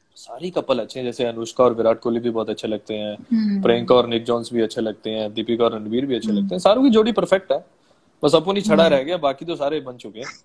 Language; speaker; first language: Hindi; non-native, local second language; Punjabi